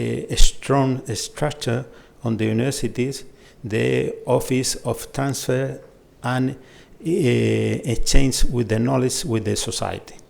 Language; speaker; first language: English; non-native, fluent; Spanish